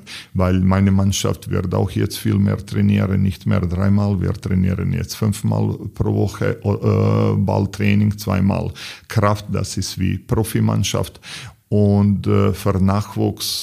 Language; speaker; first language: German; non-native, learner; Serbian